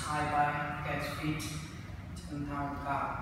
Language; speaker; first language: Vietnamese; non-native, learner; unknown